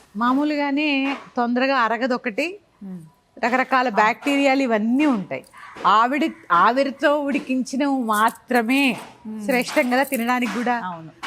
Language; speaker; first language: Telugu; native; Telugu